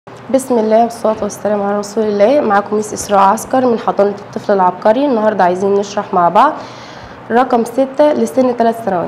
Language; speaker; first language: Arabic; native; Arabic